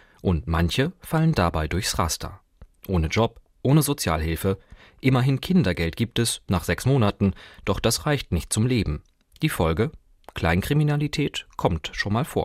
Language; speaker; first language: German; native; German